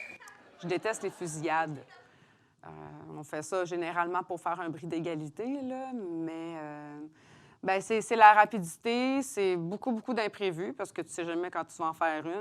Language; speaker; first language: French; native; French